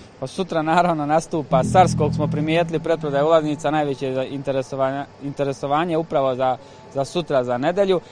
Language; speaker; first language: Bosnian; native; Bosnian